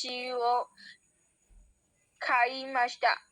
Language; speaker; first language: Japanese; non-native, learner; Burmese